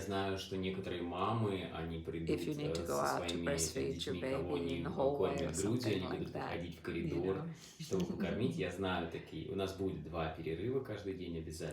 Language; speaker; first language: Russian; native; Russian